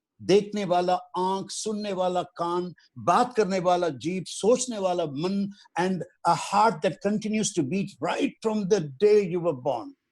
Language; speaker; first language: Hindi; non-native, local second language; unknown